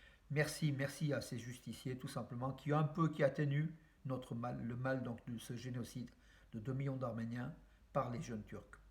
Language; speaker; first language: French; native; French